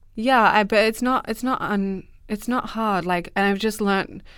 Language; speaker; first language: English; native; English